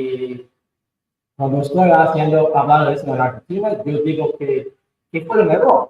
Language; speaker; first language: Spanish; non-native, fluent; English